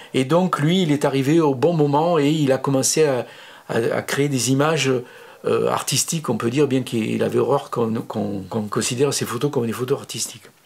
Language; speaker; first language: French; native; French